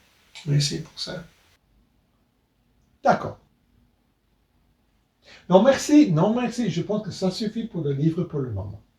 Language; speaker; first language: French; non-native, fluent; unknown